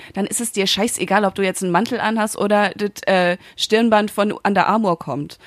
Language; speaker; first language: German; native; German